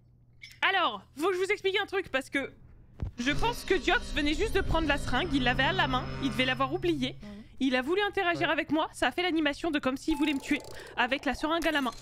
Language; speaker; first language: French; native; French